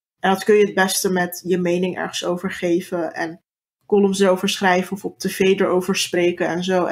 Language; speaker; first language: Dutch; early bilingual, other home language; Turkish